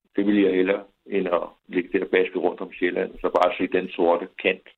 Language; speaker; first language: Danish; native; Danish